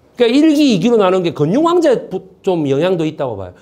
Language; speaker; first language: Korean; native; Korean